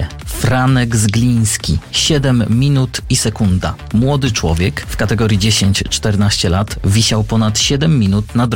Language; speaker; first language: Polish; native; Polish